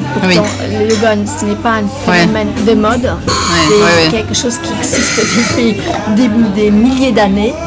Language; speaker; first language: French; non-native, fluent; German